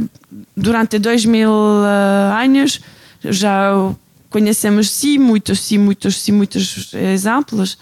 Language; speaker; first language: Portuguese; non-native, learner; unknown